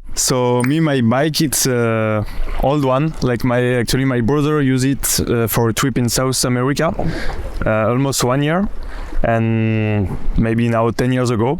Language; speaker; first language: English; non-native, learner; French